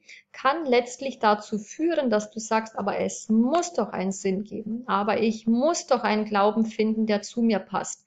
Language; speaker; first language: German; native; German